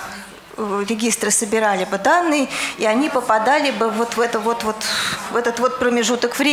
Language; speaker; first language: Russian; native; Russian